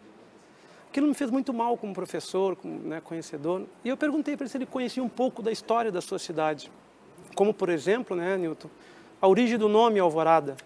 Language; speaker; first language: Portuguese; native; Portuguese